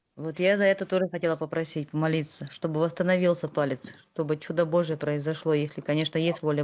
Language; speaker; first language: Russian; native; Russian